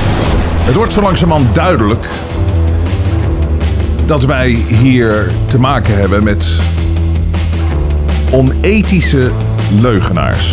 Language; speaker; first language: Dutch; native; Dutch